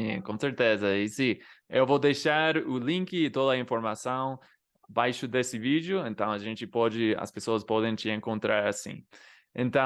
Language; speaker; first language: Portuguese; non-native, fluent; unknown